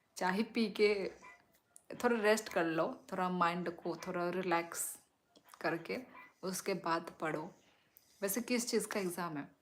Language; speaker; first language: Hindi; non-native, local second language; Kok Borok